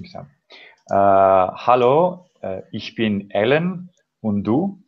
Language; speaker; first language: German; non-native, learner; English